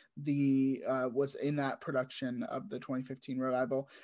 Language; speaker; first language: English; native; English